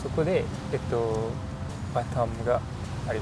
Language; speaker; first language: Japanese; non-native, learner; English